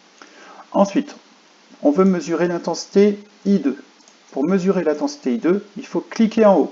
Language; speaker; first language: French; native; French